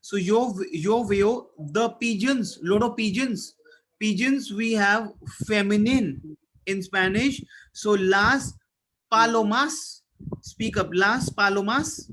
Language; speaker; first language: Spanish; non-native, learner; Hindi